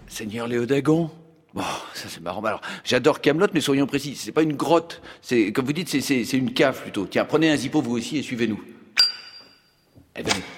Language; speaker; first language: French; native; French